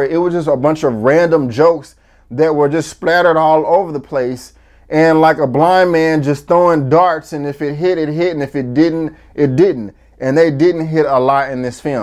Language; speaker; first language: English; native; English